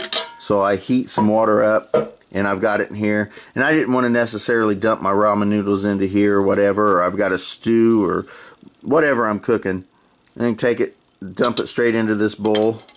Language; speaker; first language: English; native; English